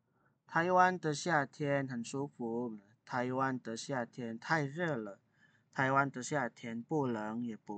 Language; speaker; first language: Chinese; non-native, fluent; Indonesian